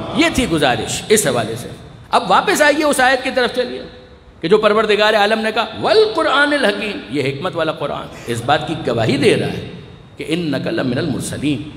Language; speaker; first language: Urdu; non-native, local second language; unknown